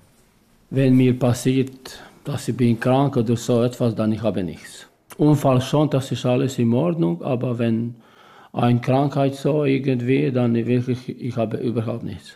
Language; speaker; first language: German; non-native, learner; Albanian